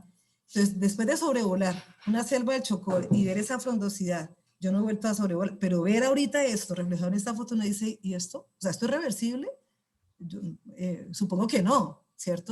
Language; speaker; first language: Spanish; native; Spanish